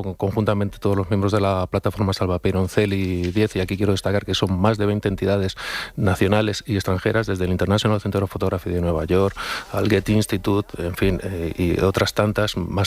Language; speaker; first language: Spanish; native; Spanish